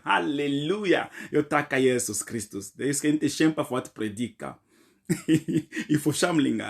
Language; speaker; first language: Swedish; non-native, fluent; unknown